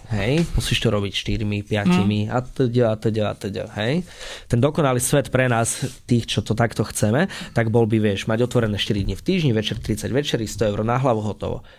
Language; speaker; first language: Slovak; native; Slovak